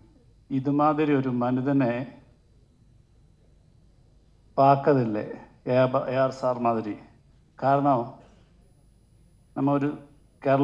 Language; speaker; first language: Tamil; non-native, learner; Malayalam